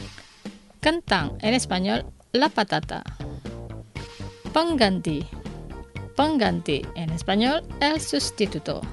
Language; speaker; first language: Spanish; non-native, learner; Indonesian